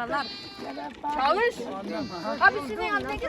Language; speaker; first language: Turkish; non-native, learner; Russian